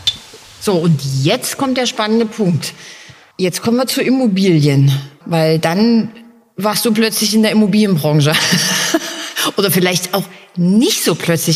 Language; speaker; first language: German; native; German